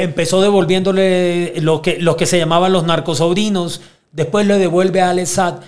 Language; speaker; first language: Spanish; native; Spanish